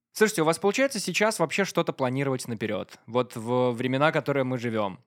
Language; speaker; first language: Russian; native; Russian